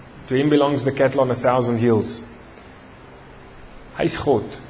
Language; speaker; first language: English; non-native, local second language; Afrikaans